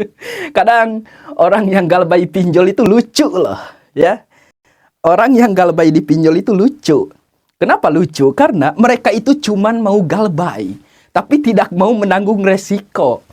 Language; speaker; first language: Indonesian; native; Indonesian